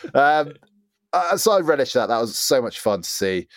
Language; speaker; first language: English; native; English